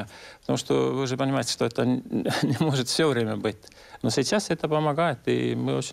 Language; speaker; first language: Russian; non-native, local second language; Estonian